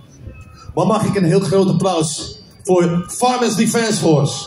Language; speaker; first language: Dutch; native; Dutch